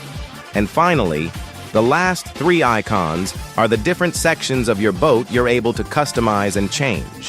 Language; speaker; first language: English; native; English